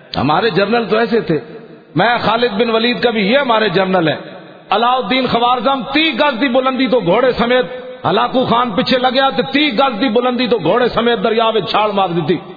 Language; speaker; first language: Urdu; native; Urdu